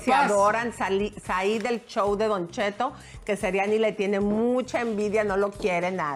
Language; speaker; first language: Spanish; native; Spanish